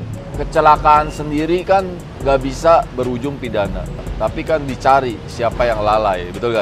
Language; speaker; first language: Indonesian; native; Indonesian